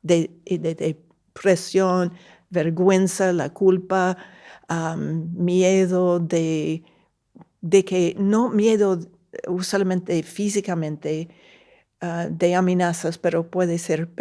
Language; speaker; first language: Spanish; non-native, fluent; English